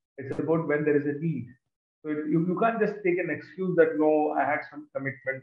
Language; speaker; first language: English; non-native, local second language; Kannada